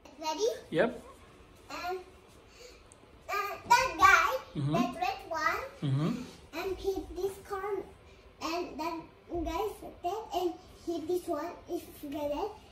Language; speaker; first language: English; non-native, learner; Indonesian